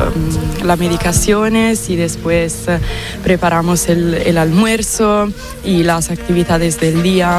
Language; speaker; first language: Spanish; non-native, fluent; Italian